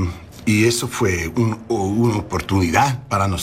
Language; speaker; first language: Spanish; non-native, learner; English